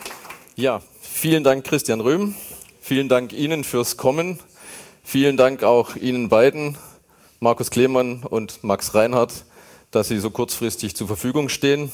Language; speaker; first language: German; native; German